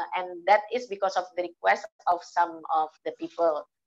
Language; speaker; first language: English; non-native, fluent; Indonesian